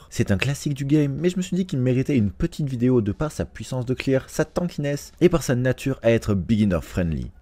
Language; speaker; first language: French; native; French